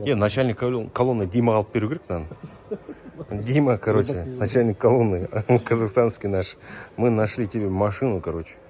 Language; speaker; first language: Russian; non-native, local second language; Kazakh